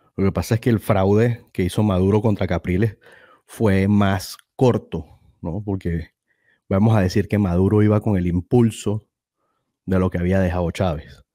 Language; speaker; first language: Spanish; native; Spanish